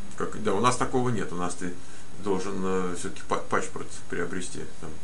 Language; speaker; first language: Russian; native; Russian